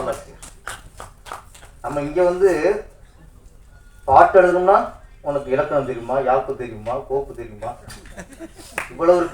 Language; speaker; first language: Tamil; native; Tamil